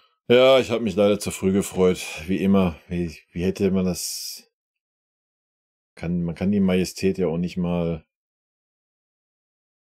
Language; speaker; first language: German; native; German